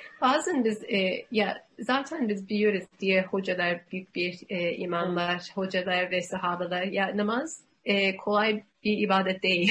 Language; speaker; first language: Turkish; non-native, learner; English